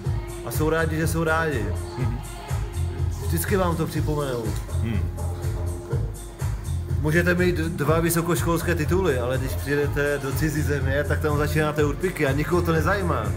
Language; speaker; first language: Czech; non-native, local second language; Polish